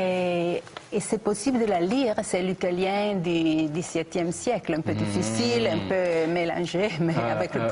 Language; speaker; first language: French; non-native, fluent; Italian